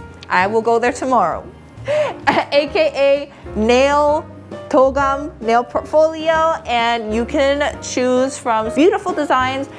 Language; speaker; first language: English; early bilingual, other home language; Korean